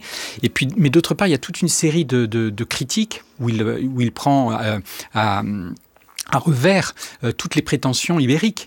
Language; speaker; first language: French; native; French